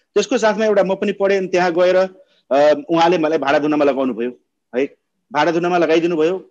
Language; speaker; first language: Nepali; non-native, local second language; Maithili